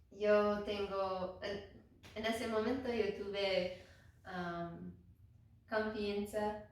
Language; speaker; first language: Spanish; non-native, learner; English